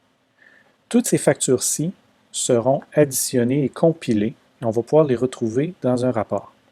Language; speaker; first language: French; native; French